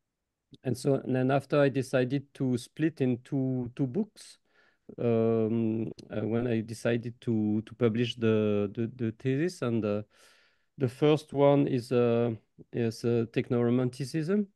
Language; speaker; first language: English; non-native, fluent; French